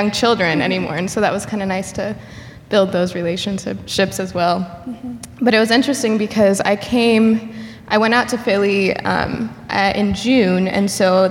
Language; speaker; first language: English; native; English